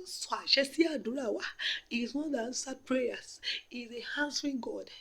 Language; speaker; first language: English; non-native, local second language; Yoruba